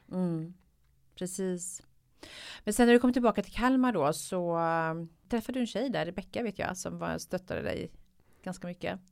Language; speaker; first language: Swedish; native; Swedish